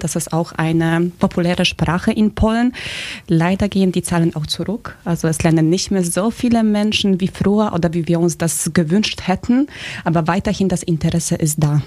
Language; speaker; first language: German; early bilingual, other home language; Polish